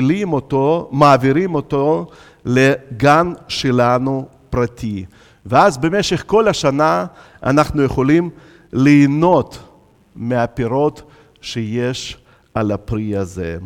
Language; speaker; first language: Hebrew; non-native, fluent; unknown